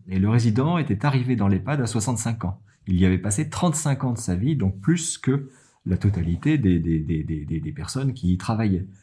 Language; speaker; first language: French; native; French